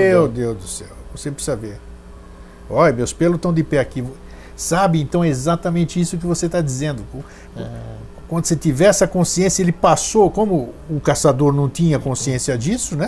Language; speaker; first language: Portuguese; native; Portuguese